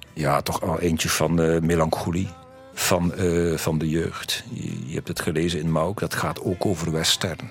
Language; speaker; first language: Dutch; native; Dutch